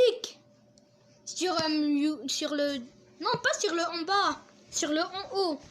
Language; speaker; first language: French; native; French